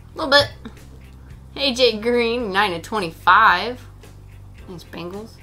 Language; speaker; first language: English; native; English